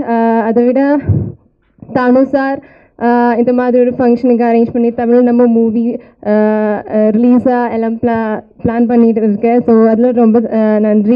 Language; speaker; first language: Tamil; non-native, learner; Malayalam